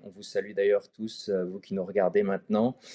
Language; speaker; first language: French; native; French